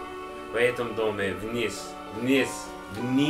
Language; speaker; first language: Russian; non-native, learner; English